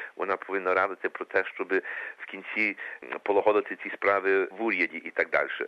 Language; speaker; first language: Ukrainian; early bilingual, heritage; Ukrainian